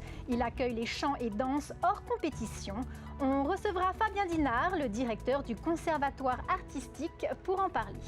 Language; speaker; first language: French; native; French